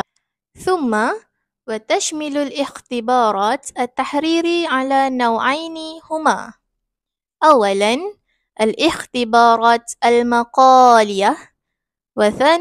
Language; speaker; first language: Arabic; non-native, learner; Malay